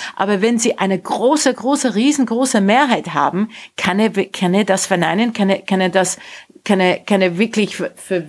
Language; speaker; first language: German; non-native, fluent; English